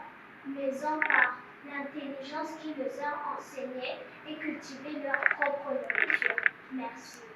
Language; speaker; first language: French; non-native, learner; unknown